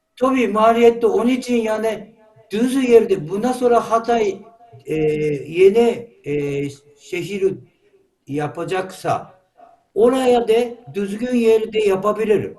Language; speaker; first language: Turkish; non-native, learner; Japanese